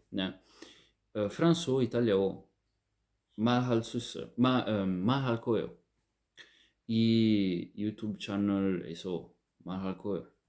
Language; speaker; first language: Korean; non-native, learner; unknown